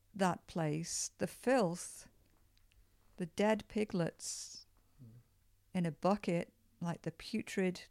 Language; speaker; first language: English; native; English